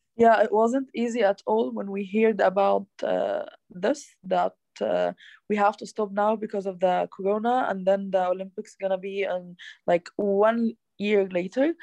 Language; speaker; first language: English; non-native, fluent; Arabic